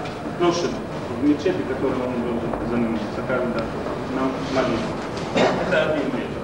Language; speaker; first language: Russian; non-native, learner; Arabic